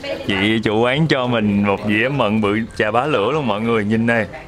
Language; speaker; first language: Vietnamese; native; Vietnamese